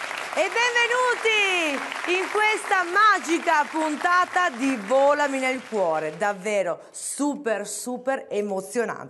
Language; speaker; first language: Italian; native; Italian